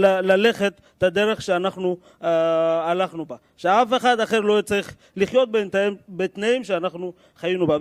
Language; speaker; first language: Hebrew; non-native, fluent; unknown